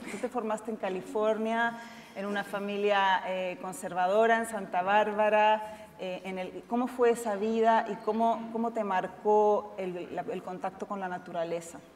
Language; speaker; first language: Spanish; native; Spanish